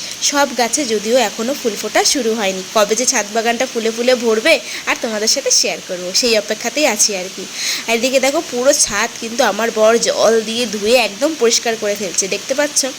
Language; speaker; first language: Bangla; native; Bangla